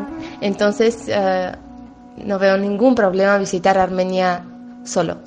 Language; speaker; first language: Spanish; non-native, fluent; Armenian